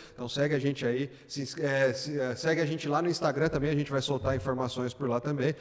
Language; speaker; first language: Portuguese; native; Portuguese